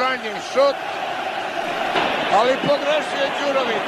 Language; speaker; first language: Serbian; native; Serbian